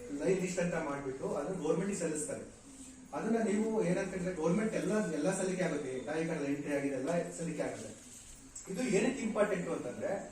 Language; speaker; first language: Kannada; native; Kannada